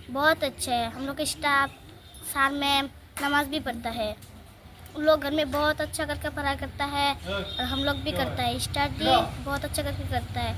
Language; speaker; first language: Hindi; non-native, local second language; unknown